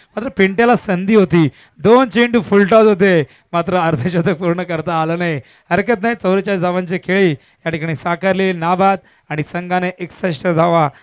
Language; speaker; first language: Marathi; native; Marathi